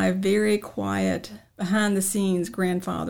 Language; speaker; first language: English; native; English